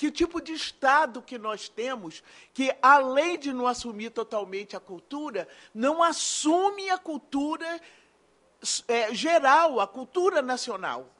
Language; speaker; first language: Portuguese; native; Portuguese